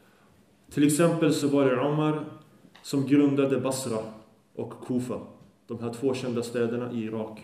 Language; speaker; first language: Swedish; early bilingual, other home language; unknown